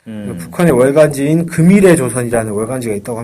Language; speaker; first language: Korean; native; Korean